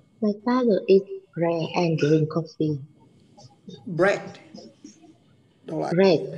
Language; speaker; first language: English; non-native, learner; Vietnamese